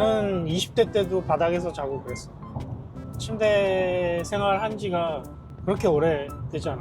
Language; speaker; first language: Korean; native; Korean